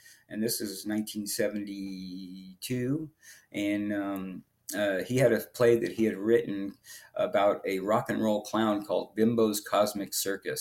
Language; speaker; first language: English; native; English